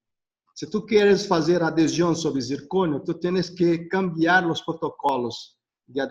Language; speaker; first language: Spanish; non-native, fluent; Portuguese